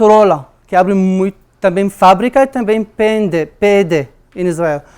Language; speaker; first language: Portuguese; non-native, learner; Arabic